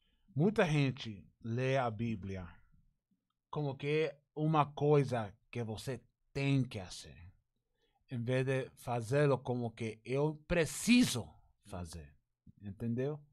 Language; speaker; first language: Portuguese; non-native, learner; Spanish